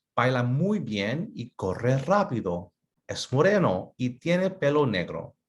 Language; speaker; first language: Spanish; early bilingual, other home language; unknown